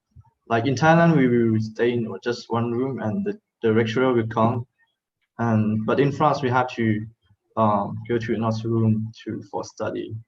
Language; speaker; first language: English; non-native, fluent; Thai